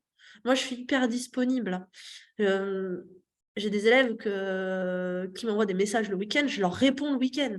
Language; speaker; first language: French; native; French